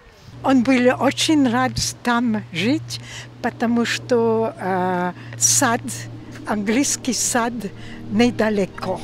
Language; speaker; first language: Russian; early bilingual, heritage; French